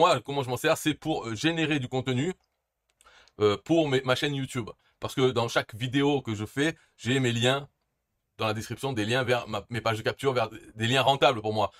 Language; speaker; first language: French; native; French